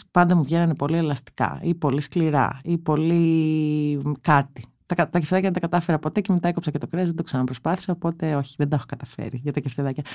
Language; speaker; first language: Greek; native; Greek